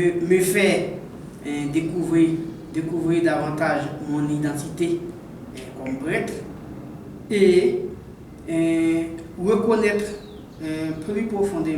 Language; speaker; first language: French; non-native, local second language; Haitian Creole